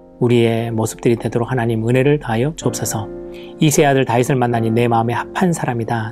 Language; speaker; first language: Korean; native; Korean